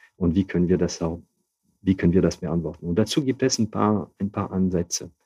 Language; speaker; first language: German; non-native, fluent; French